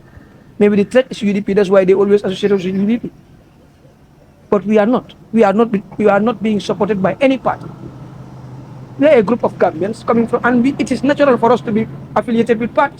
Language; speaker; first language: English; non-native, local second language; Fula